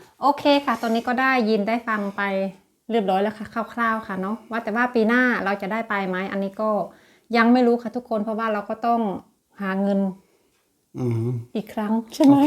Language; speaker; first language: Thai; native; Thai